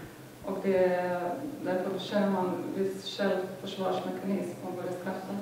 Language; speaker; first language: Swedish; non-native, fluent; Lithuanian